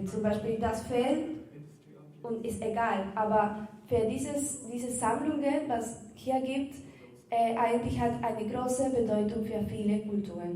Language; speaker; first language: German; non-native, learner; Spanish